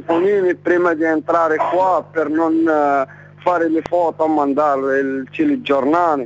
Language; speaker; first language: Italian; non-native, learner; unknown